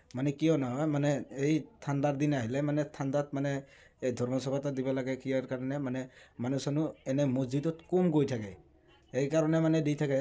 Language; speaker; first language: Assamese; non-native, local second language; Bangla